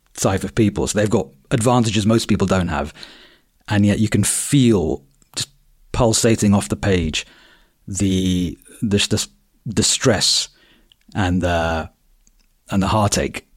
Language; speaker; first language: English; native; English